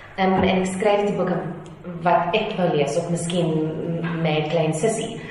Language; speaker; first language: Afrikaans; non-native, local second language; English